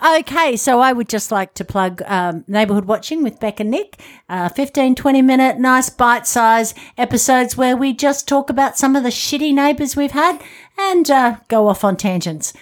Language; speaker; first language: English; native; English